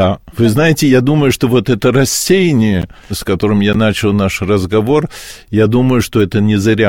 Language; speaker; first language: Russian; early bilingual, heritage; Russian